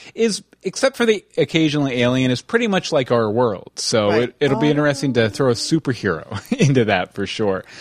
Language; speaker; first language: English; native; English